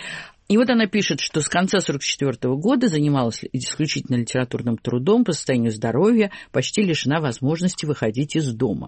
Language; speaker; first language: Russian; native; Russian